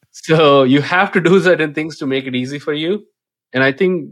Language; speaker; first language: English; non-native, local second language; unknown